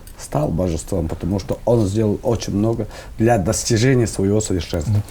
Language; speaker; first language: Russian; non-native, local second language; Buriat